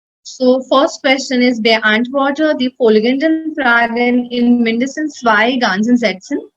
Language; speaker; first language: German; non-native, learner; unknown